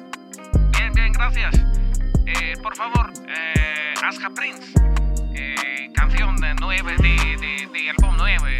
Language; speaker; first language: Spanish; non-native, learner; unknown